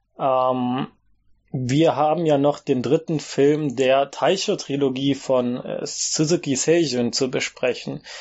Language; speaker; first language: German; native; German